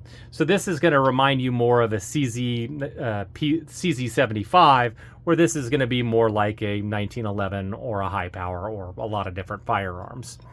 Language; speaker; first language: English; native; English